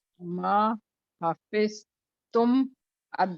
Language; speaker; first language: Arabic; non-native, learner; Urdu